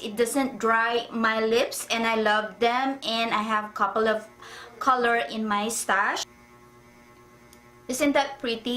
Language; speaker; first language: English; non-native, fluent; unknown